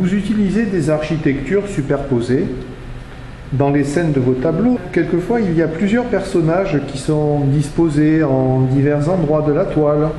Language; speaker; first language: French; native; French